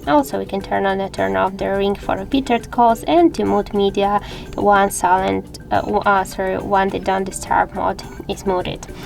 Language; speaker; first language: English; non-native, fluent; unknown